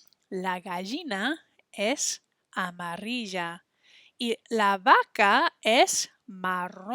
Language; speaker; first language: Spanish; non-native, fluent; English